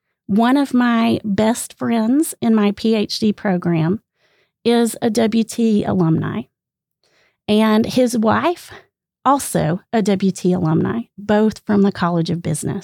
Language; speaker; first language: English; native; English